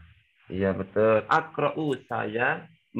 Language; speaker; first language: Indonesian; native; Indonesian